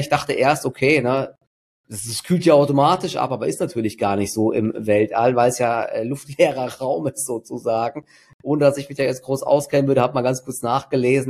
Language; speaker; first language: German; native; German